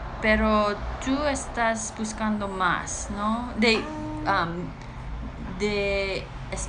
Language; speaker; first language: Spanish; non-native, learner; English